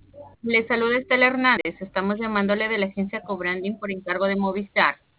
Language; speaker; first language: Spanish; native; Spanish